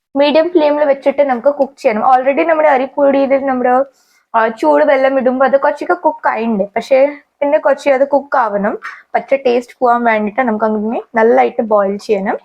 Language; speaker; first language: Malayalam; non-native, learner; Hindi